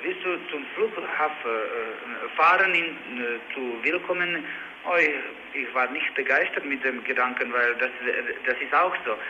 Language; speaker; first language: German; non-native, learner; Czech